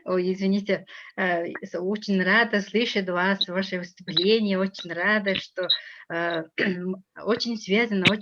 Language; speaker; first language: Russian; non-native, fluent; Mongolian